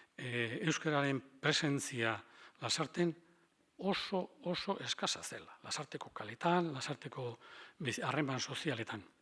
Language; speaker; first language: Basque; native; Basque